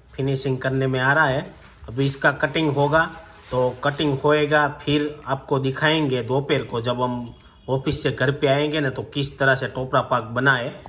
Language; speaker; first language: Hindi; non-native, local second language; Gujarati